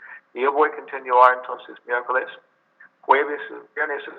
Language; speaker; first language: Spanish; non-native, learner; English